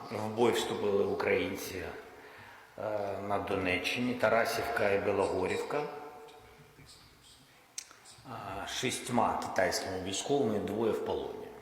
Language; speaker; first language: Ukrainian; non-native, local second language; Russian